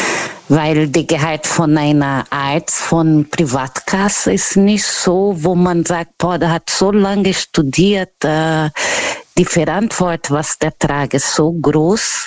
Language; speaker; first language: German; non-native, learner; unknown